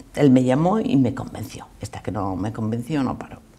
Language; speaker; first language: Spanish; native; Spanish